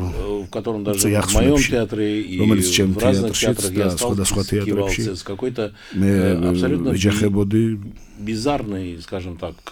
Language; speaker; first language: Russian; non-native, fluent; Romanian